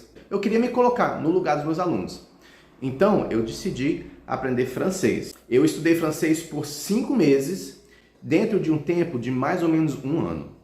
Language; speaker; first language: Portuguese; early bilingual, heritage; Portuguese